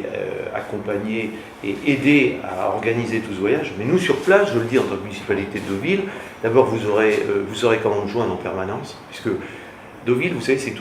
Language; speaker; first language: French; native; French